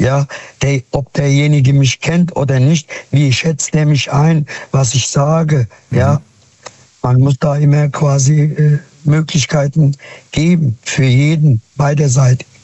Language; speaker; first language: German; non-native, fluent; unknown